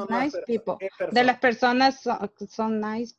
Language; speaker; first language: English; non-native, learner; Spanish